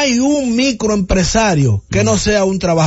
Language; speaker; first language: Spanish; native; Spanish